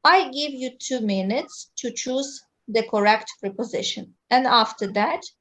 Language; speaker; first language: English; non-native, fluent; Ukrainian